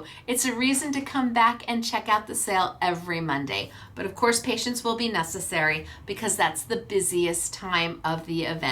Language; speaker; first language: English; native; English